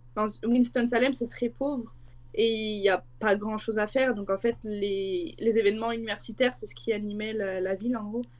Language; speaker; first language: French; native; French